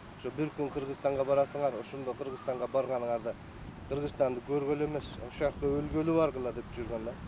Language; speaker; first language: Kyrgyz; early bilingual, heritage; Kyrgyz